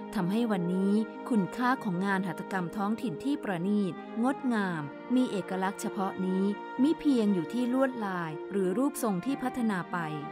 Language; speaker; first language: Thai; native; Thai